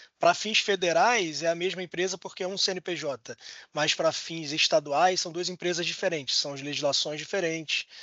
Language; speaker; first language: Portuguese; native; Portuguese